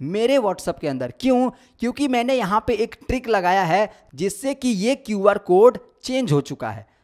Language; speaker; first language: Hindi; native; Hindi